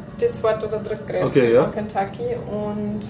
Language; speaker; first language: German; native; German